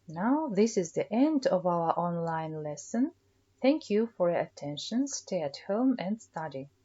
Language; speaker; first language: English; non-native, fluent; Kazakh